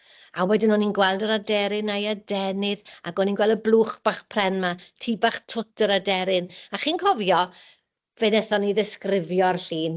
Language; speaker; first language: Welsh; native; Welsh